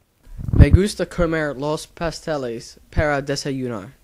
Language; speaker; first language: Spanish; non-native, learner; English